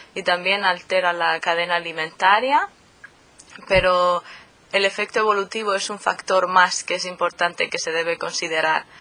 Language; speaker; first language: Spanish; native; Spanish